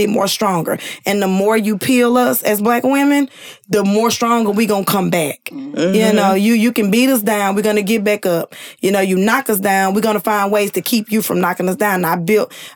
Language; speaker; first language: English; native; English